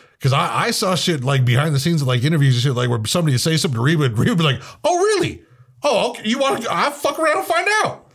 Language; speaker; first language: English; native; English